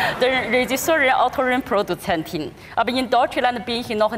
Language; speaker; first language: German; non-native, fluent; Chinese